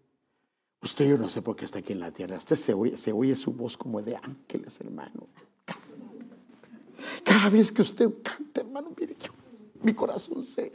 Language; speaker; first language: Spanish; native; Spanish